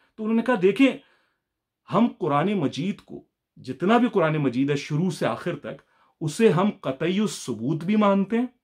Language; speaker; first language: Urdu; native; Urdu